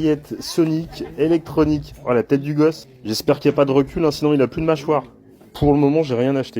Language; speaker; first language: French; native; French